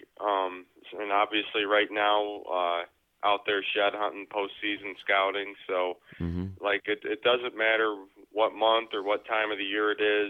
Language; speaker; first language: English; native; English